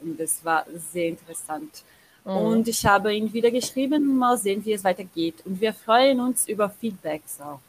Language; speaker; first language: German; non-native, learner; Portuguese